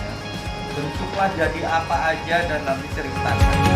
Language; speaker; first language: Indonesian; native; Indonesian